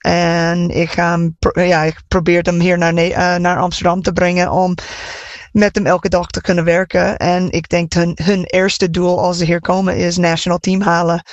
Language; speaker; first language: Dutch; non-native, fluent; English